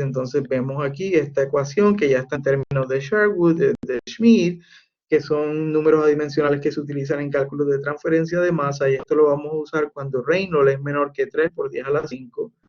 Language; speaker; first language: Spanish; native; Spanish